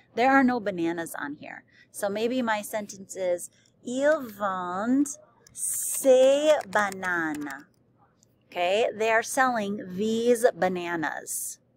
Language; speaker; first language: English; native; English